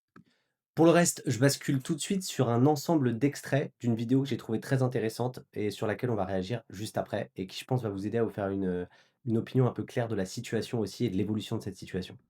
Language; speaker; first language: French; native; French